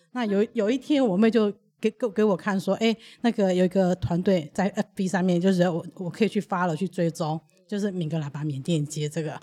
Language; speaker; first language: Chinese; early bilingual, other home language; Burmese